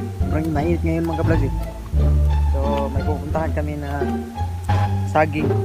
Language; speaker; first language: Filipino; non-native, local second language; Cebuano